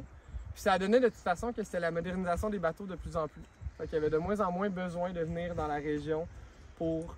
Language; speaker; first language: French; native; French